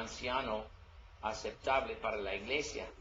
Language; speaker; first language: Spanish; non-native, learner; English